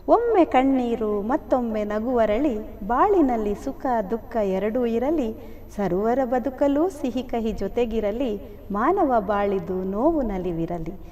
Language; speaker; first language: Kannada; non-native, local second language; Tulu